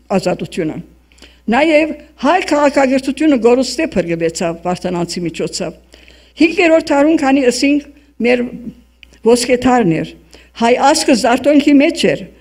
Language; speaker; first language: Armenian; early bilingual, heritage; Armenian